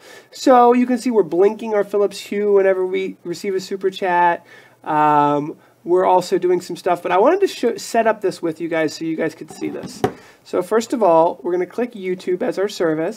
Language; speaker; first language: English; native; English